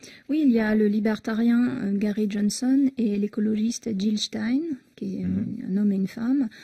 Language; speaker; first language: French; native; French